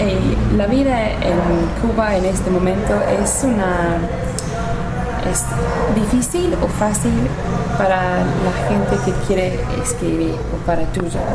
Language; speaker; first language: Spanish; non-native, learner; English